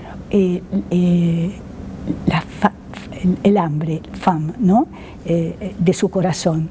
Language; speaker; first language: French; non-native, fluent; Spanish